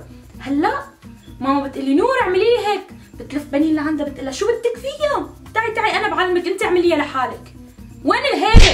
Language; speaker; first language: Arabic; native; Arabic